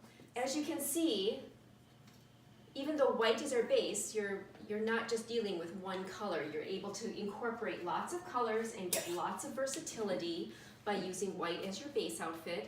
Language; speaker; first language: English; native; English